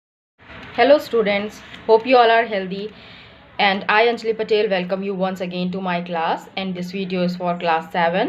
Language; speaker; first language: English; non-native, local second language; Hindi